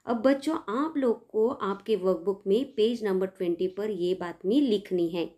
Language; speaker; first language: Hindi; non-native, local second language; Marathi